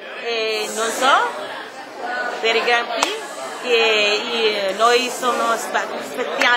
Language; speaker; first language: Italian; non-native, learner; Spanish